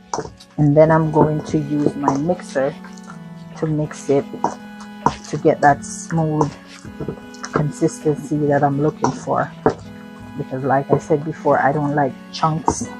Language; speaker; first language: English; native; English